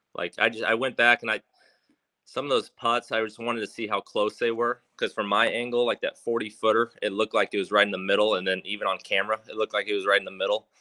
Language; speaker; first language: English; native; English